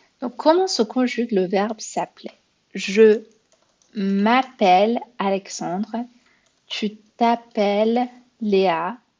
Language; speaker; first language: French; non-native, fluent; Persian